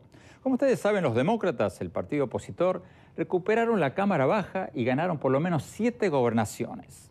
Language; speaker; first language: Spanish; native; Spanish